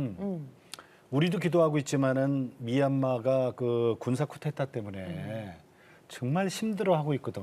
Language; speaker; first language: Korean; native; Korean